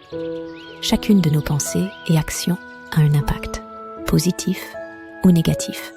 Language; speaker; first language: French; native; French